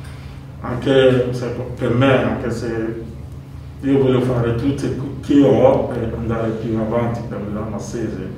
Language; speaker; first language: Italian; non-native, learner; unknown